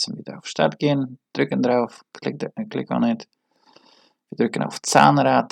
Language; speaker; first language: German; non-native, learner; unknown